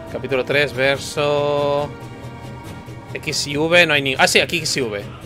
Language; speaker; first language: Spanish; native; Spanish